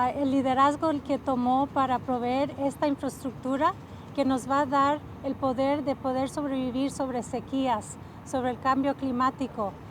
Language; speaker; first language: Spanish; early bilingual, heritage; Spanish